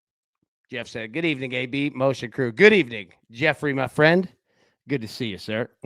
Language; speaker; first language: English; native; English